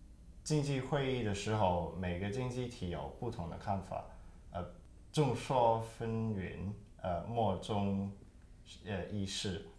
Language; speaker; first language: Chinese; early bilingual, heritage; Chinese